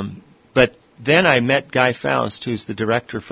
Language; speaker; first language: English; native; English